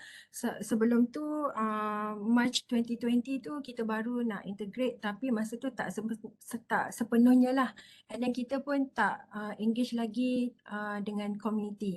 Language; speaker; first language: Malay; native; Malay